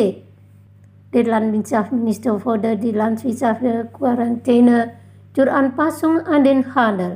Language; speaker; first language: German; non-native, fluent; Indonesian